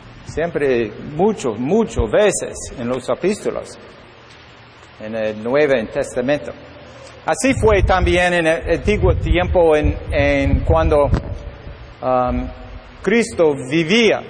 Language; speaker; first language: Spanish; non-native, learner; English